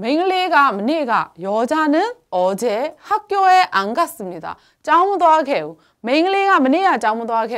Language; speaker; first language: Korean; non-native, fluent; Burmese